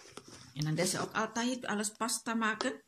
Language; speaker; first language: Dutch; non-native, learner; Indonesian